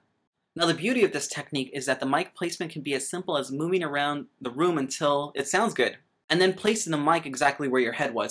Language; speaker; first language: English; native; English